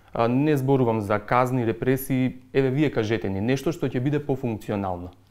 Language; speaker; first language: Macedonian; native; Macedonian